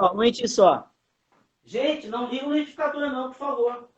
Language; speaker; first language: Portuguese; native; Portuguese